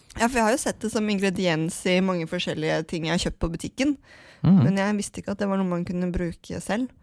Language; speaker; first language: Norwegian; native; Norwegian